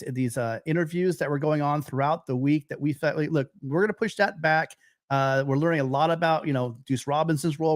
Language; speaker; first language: English; native; English